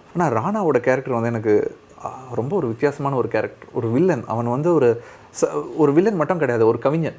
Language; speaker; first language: Tamil; native; Tamil